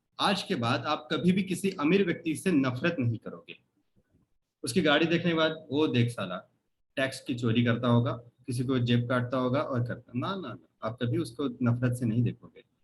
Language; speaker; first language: Hindi; non-native, local second language; Marathi